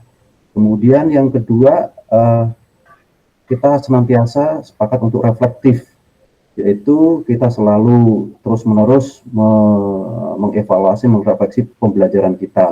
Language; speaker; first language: Indonesian; native; Indonesian